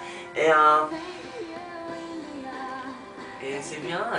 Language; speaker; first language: French; non-native, learner; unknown